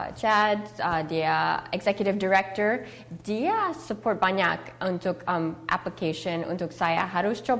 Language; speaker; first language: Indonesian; early bilingual, heritage; English